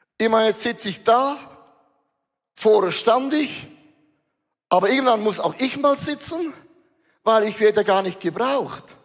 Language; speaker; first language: German; native; German